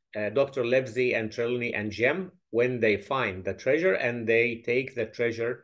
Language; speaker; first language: English; non-native, fluent; Arabic